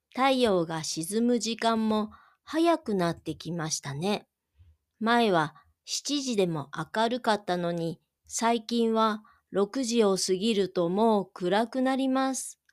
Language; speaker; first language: Japanese; native; Japanese